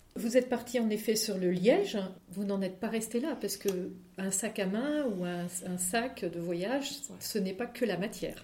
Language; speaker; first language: French; native; French